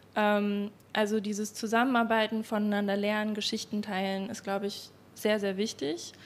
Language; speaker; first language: German; native; German